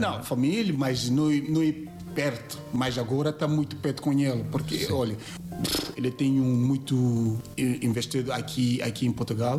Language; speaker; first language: Portuguese; non-native, learner; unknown